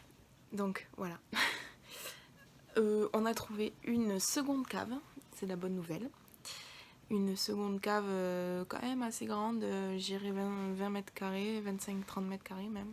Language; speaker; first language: French; native; French